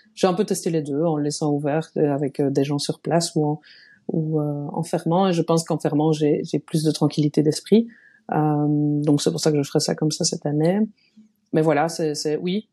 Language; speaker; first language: French; native; French